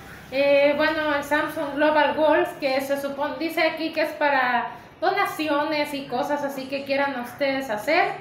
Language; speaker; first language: Spanish; native; Spanish